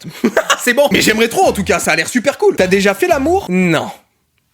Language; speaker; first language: French; native; French